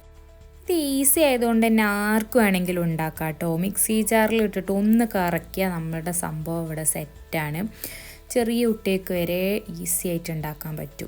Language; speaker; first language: Malayalam; native; Malayalam